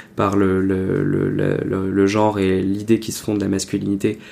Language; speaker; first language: French; native; French